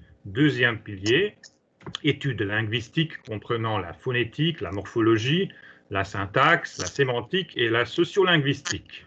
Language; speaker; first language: French; non-native, fluent; Hungarian